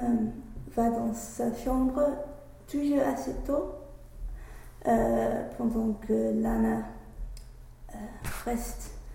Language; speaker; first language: French; non-native, learner; English